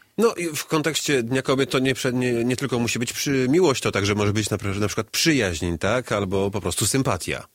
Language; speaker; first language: Polish; native; Polish